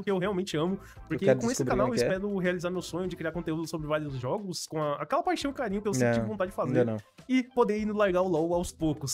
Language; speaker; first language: Portuguese; native; Portuguese